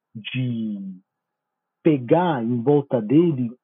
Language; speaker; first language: Portuguese; non-native, fluent; Italian